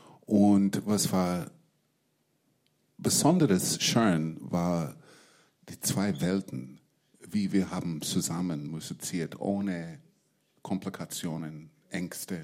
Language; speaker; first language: German; non-native, fluent; English